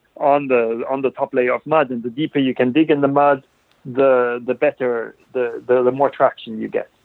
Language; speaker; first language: English; non-native, fluent; German